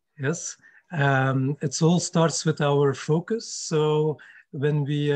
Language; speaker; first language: English; non-native, fluent; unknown